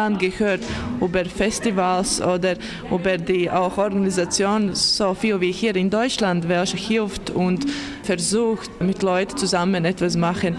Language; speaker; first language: German; non-native, learner; Latvian